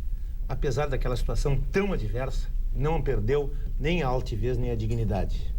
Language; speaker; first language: Portuguese; native; Portuguese